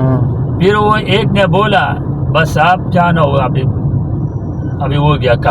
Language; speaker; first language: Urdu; non-native, local second language; Pashto